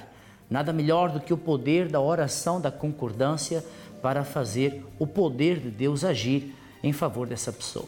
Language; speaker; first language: Portuguese; native; Portuguese